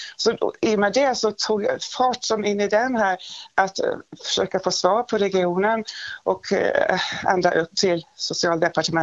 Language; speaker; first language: Swedish; native; Swedish